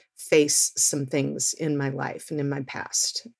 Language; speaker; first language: English; native; English